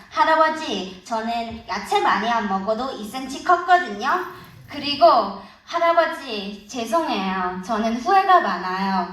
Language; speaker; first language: Korean; early bilingual, heritage; Korean